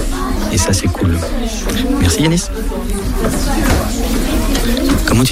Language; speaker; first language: French; native; French